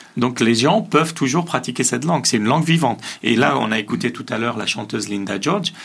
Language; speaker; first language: French; early bilingual, other home language; Assyrian Neo-Aramaic